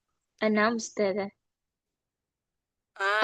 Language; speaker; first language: Arabic; non-native, learner; Indonesian